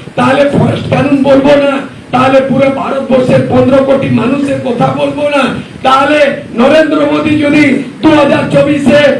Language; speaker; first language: Bangla; non-native, local second language; Santali